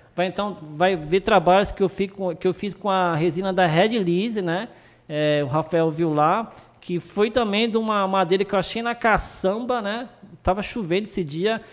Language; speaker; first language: Portuguese; early bilingual, other home language; Japanese